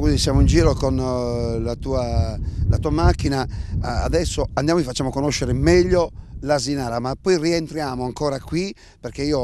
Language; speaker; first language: Italian; native; Italian